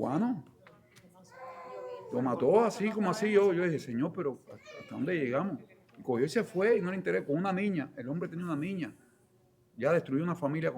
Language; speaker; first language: Spanish; native; Spanish